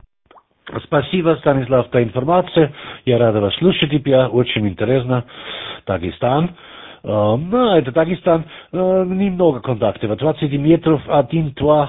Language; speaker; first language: Russian; non-native, learner; German